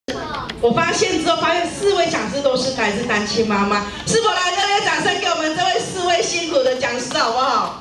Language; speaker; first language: Chinese; native; Chinese